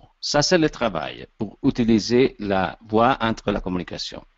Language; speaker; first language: French; non-native, learner; Italian